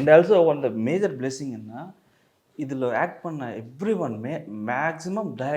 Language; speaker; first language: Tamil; non-native, learner; Telugu